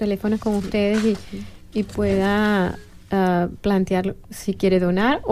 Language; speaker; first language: Spanish; non-native, learner; English